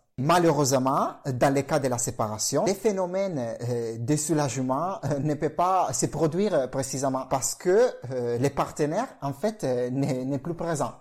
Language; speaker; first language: French; non-native, fluent; Italian